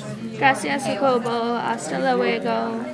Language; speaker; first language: Spanish; non-native, learner; English